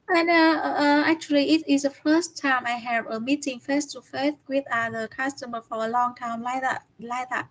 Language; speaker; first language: English; non-native, learner; Vietnamese